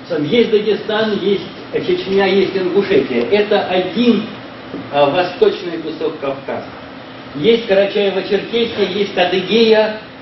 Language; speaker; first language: Russian; native; Russian